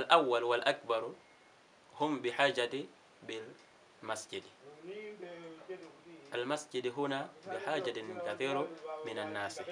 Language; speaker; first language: Arabic; non-native, learner; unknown